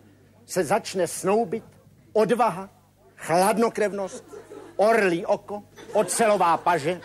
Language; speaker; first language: Czech; native; Czech